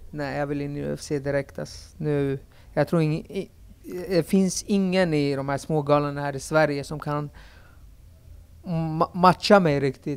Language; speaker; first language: Swedish; early bilingual, other home language; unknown